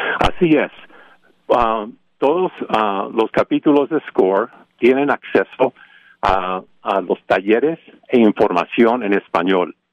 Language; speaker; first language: Spanish; early bilingual, heritage; Spanish